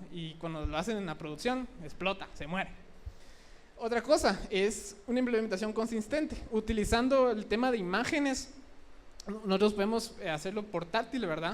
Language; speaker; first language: Spanish; native; Spanish